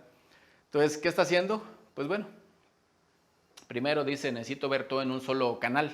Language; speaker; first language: Spanish; native; Spanish